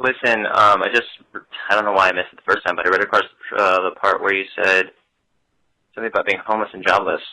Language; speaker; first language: English; native; English